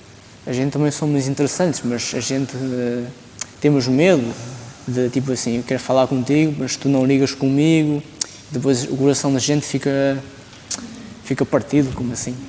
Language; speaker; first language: Portuguese; early bilingual, other home language; Chinese